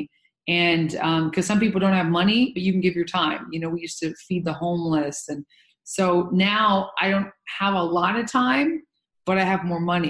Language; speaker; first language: English; native; English